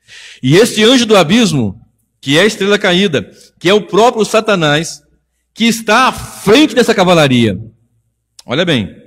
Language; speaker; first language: Portuguese; native; Portuguese